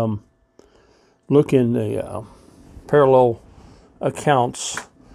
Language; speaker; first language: English; native; English